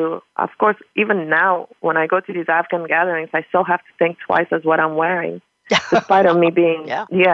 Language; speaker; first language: English; non-native, fluent; Persian